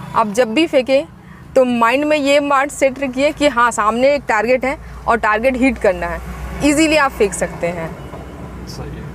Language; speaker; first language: Hindi; native; Hindi